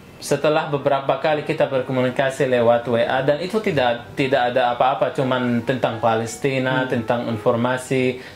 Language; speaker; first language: Indonesian; non-native, fluent; Arabic